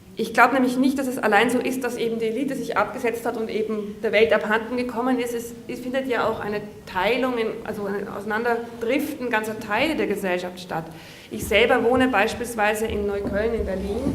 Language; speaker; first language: German; native; German